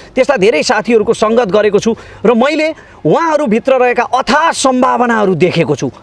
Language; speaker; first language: Nepali; native; Nepali